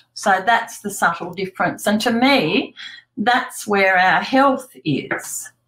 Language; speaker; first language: English; native; English